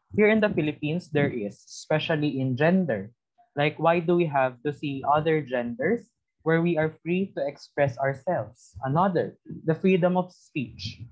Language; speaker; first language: English; non-native, local second language; Filipino